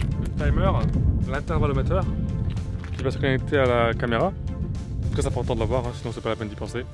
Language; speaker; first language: French; native; French